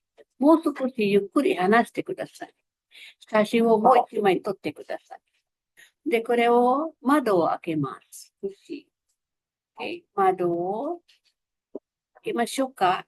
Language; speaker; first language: Japanese; non-native, fluent; Filipino